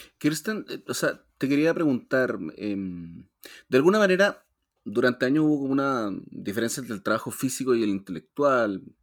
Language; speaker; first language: Spanish; native; Spanish